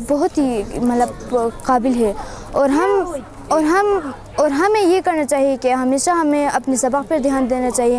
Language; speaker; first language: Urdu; non-native, local second language; Khowar